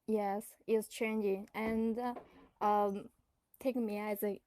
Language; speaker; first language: English; non-native, learner; Chinese